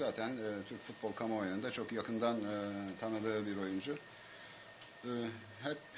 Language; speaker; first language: Turkish; native; Turkish